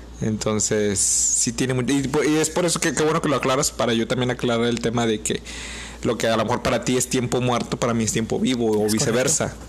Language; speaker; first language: Spanish; native; Spanish